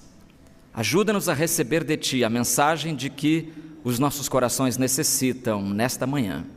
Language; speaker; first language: Portuguese; native; Portuguese